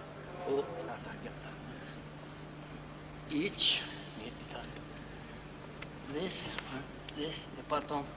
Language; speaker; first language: Russian; non-native, learner; English